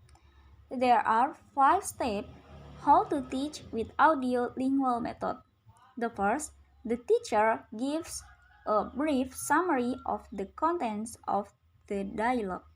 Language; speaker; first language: English; non-native, learner; Indonesian